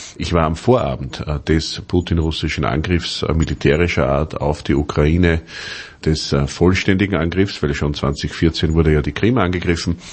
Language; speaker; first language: German; native; German